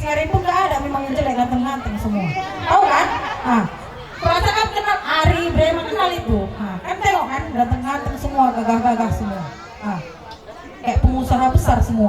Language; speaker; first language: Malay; non-native, local second language; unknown